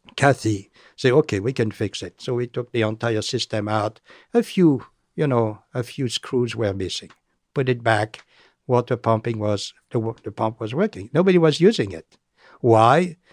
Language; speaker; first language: English; non-native, fluent; French